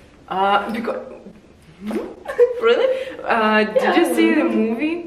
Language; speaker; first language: English; non-native, learner; Russian